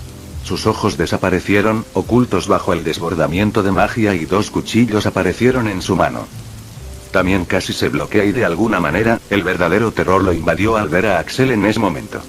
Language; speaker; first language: Spanish; native; Spanish